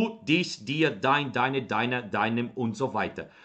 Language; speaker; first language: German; non-native, fluent; Portuguese